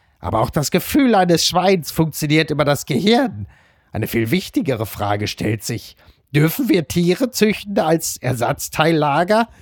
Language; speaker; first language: German; native; German